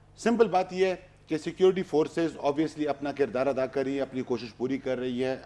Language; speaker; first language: Urdu; non-native, local second language; Pashto